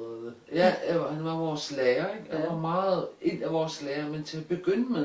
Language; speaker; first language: Danish; non-native, local second language; Kalaallisut